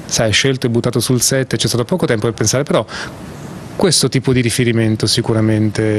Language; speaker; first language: Italian; native; Italian